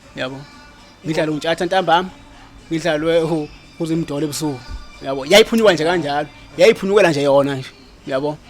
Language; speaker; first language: Zulu; native; Zulu